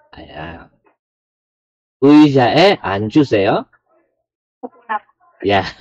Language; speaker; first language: Korean; non-native, learner; Filipino